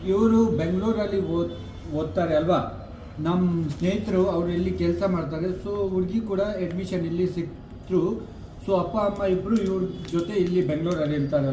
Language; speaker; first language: Kannada; non-native, local second language; Ladakhi